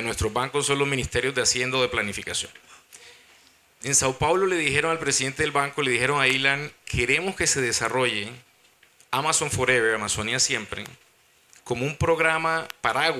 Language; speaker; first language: Spanish; native; Spanish